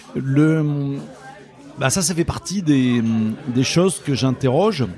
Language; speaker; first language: French; native; French